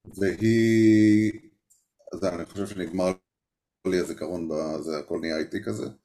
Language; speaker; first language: Hebrew; native; Hebrew